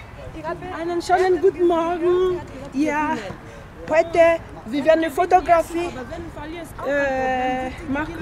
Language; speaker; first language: German; non-native, learner; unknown